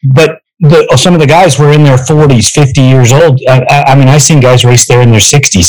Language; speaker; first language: English; native; English